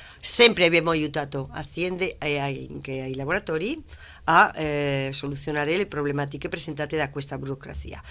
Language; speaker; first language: Italian; non-native, fluent; Spanish